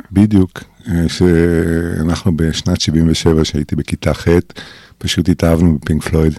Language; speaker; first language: Hebrew; early bilingual, other home language; English